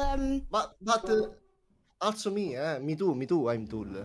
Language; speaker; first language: English; non-native, learner; Italian